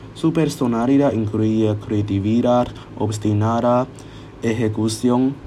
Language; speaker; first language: Spanish; non-native, learner; Chinese